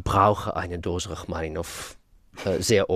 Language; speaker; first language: German; non-native, fluent; Russian